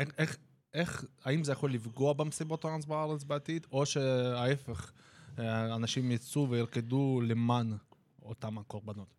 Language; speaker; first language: Hebrew; native; Hebrew